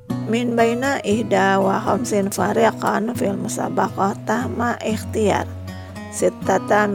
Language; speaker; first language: Arabic; non-native, fluent; Indonesian